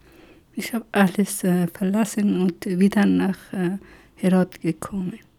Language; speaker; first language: German; non-native, learner; Persian